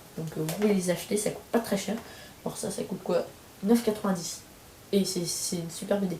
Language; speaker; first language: French; native; French